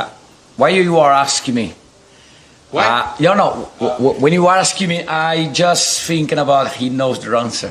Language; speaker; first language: English; non-native, fluent; Portuguese